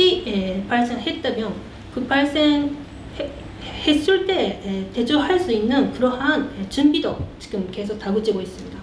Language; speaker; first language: Korean; early bilingual, heritage; Korean